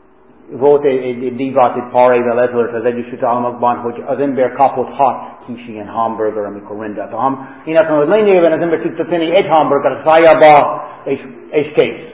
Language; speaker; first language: Hungarian; early bilingual, heritage; Hungarian